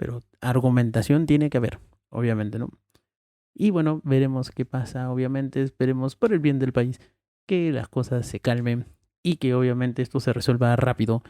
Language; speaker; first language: Spanish; native; Spanish